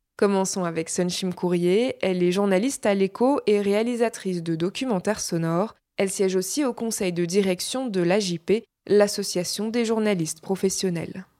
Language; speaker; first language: French; native; French